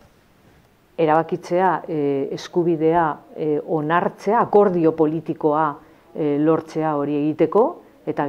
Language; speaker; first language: Basque; non-native, local second language; Spanish